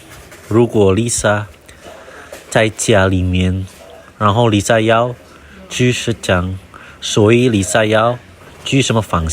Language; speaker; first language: Chinese; non-native, fluent; Indonesian